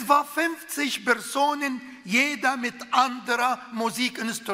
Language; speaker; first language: German; non-native, fluent; Arabic